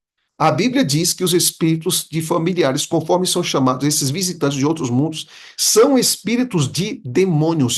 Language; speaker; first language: Portuguese; native; Portuguese